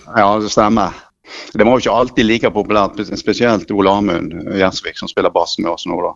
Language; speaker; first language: Norwegian; native; Norwegian